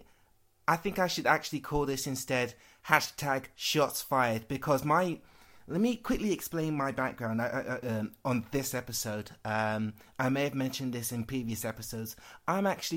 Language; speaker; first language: English; native; English